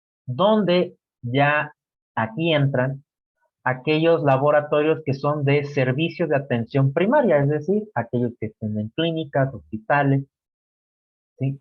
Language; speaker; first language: Spanish; native; Spanish